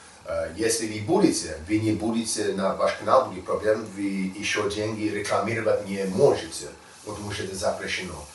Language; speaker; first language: Russian; non-native, learner; English